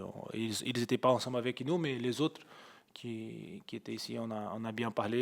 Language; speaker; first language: French; non-native, fluent; Portuguese